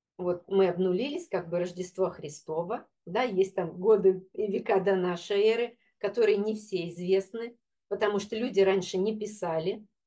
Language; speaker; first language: Russian; native; Russian